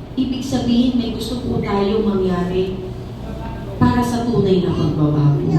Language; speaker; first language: Filipino; native; Filipino